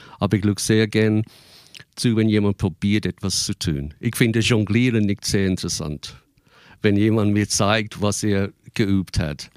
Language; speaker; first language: German; non-native, fluent; English